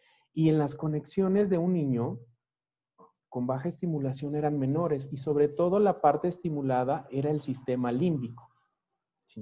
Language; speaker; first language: Spanish; native; Spanish